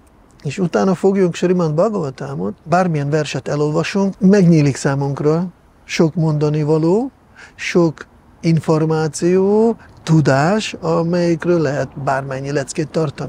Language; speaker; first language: Hungarian; non-native, fluent; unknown